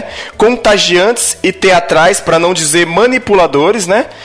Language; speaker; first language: Portuguese; native; Portuguese